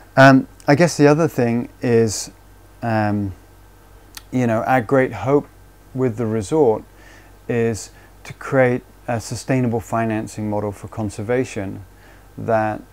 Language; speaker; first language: English; native; English